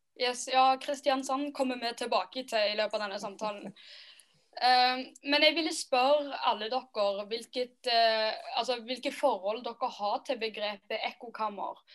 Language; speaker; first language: Norwegian; native; Norwegian